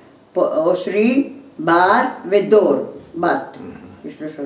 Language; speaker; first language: Hebrew; non-native, learner; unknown